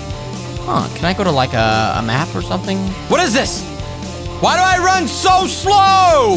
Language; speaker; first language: English; native; English